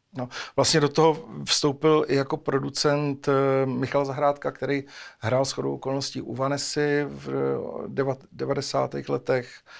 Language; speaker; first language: Czech; native; Czech